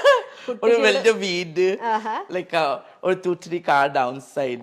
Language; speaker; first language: Malayalam; non-native, fluent; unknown